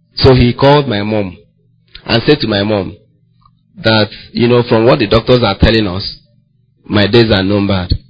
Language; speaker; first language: English; non-native, local second language; Igbo